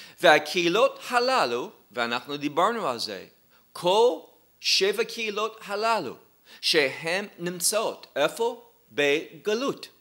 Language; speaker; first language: Hebrew; non-native, fluent; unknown